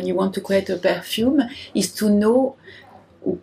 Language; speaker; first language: English; non-native, learner; French